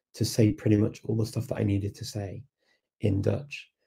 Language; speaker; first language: English; native; English